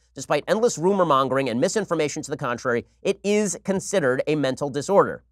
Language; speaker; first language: English; native; English